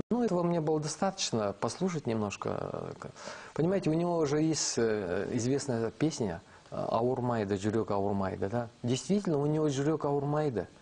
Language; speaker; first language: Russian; non-native, local second language; Kazakh